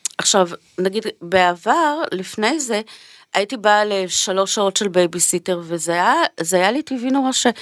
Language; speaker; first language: Hebrew; native; Hebrew